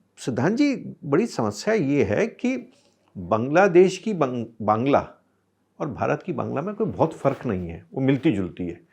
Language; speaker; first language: Hindi; native; Hindi